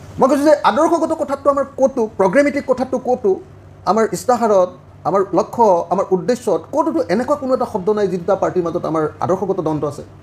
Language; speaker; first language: Assamese; native; Assamese